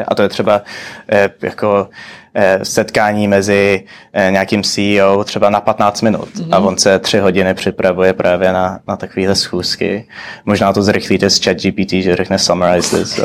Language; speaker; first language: Czech; early bilingual, heritage; Czech